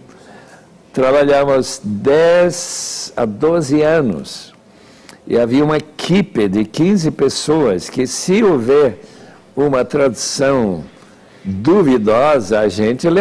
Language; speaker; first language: Portuguese; non-native, fluent; English